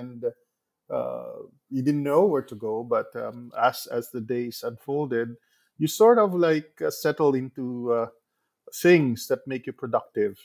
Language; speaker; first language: English; non-native, local second language; Hiligaynon